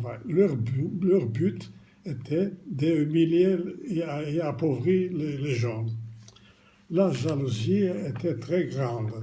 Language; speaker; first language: French; non-native, fluent; Romanian